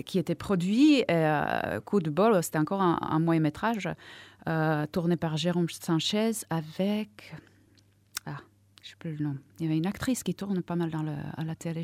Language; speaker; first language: French; non-native, fluent; Czech